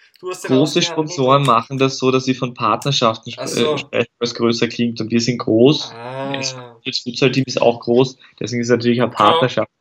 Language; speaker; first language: German; native; German